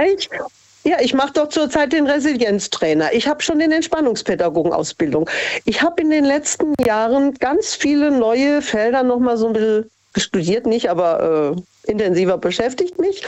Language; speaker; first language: German; native; German